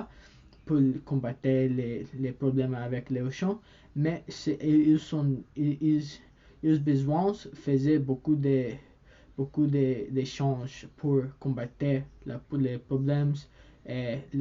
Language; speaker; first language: French; non-native, learner; English